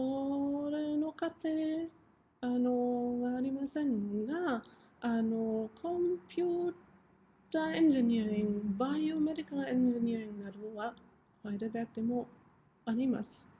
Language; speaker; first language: Japanese; non-native, fluent; German